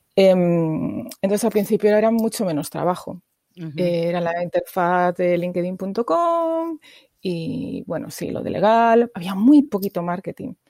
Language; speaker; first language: Spanish; native; Spanish